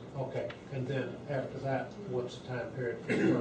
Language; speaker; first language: English; native; English